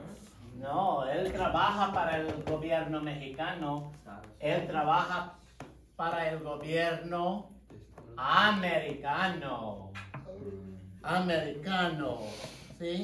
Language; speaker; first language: Spanish; non-native, fluent; English